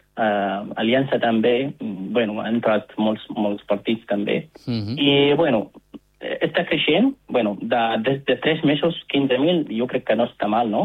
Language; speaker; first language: Catalan; non-native, fluent; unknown